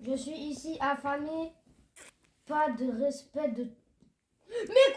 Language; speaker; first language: French; native; French